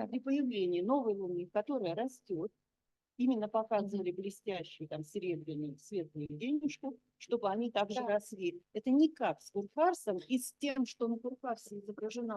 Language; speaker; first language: Russian; native; Russian